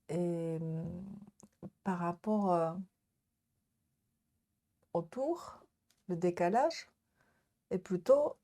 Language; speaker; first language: French; non-native, learner; Japanese